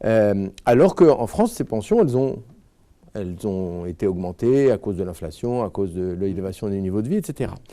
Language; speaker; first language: French; native; French